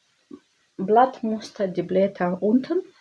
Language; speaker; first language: German; non-native, learner; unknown